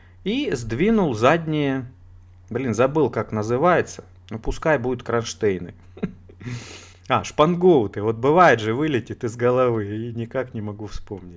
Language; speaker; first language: Russian; native; Russian